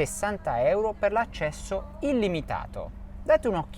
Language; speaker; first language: Italian; native; Italian